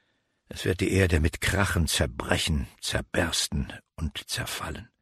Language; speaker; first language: German; native; German